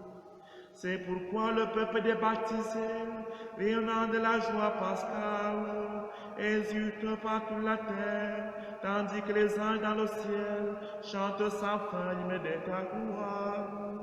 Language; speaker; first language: French; native; French